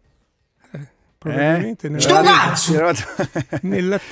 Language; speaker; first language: Italian; native; Italian